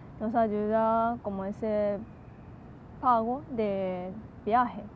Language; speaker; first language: Spanish; non-native, learner; Japanese